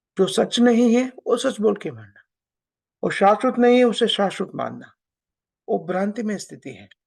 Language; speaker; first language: Hindi; non-native, local second language; Telugu